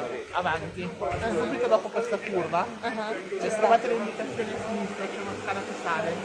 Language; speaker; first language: Italian; native; Italian